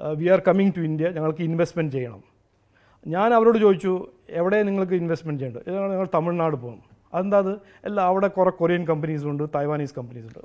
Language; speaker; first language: Malayalam; early bilingual, heritage; Malayalam